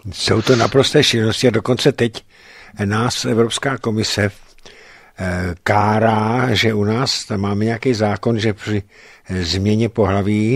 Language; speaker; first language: Czech; native; Czech